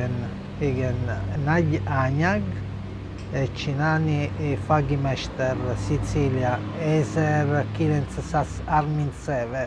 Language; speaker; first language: Hungarian; non-native, learner; Italian